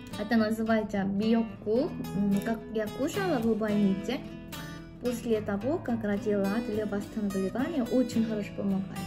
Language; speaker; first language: Russian; non-native, learner; Korean